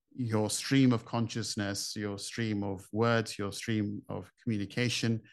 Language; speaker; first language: English; native; English